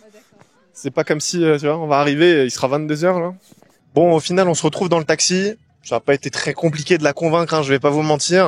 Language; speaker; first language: French; native; French